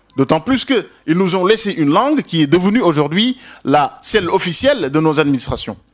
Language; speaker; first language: French; non-native, local second language; Wolof